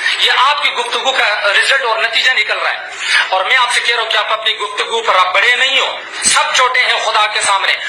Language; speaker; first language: Urdu; non-native, local second language; Sindhi